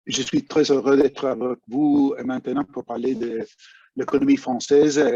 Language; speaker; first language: French; non-native, fluent; English